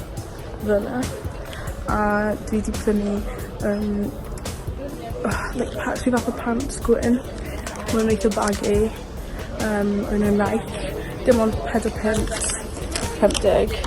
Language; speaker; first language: Welsh; non-native, local second language; English